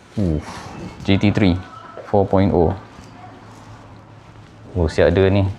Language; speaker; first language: Malay; native; Malay